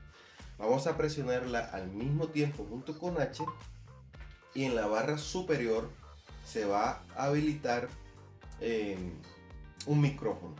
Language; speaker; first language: Spanish; native; Spanish